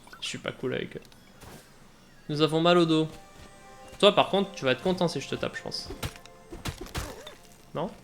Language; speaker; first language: French; native; French